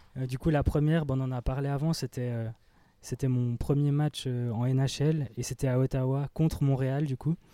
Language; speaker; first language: French; native; French